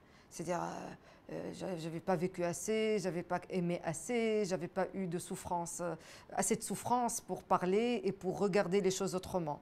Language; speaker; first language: French; non-native, local second language; Arabic